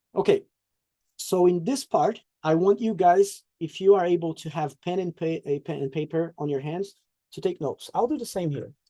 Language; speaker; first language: English; non-native, fluent; Portuguese